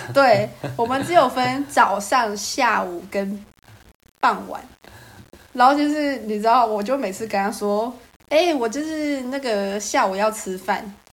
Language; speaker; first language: Chinese; native; Chinese